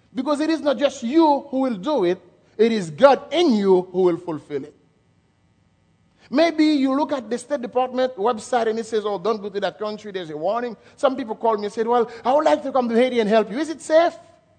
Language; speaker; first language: English; non-native, fluent; French